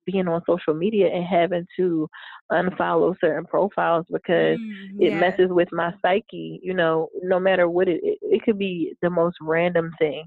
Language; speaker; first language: English; native; English